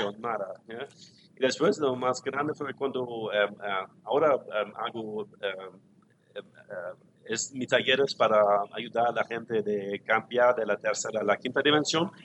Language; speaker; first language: Spanish; non-native, learner; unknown